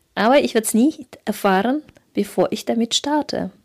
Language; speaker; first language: German; early bilingual, other home language; Russian